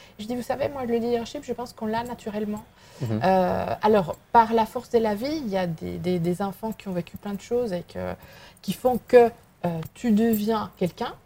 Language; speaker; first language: French; non-native, fluent; Spanish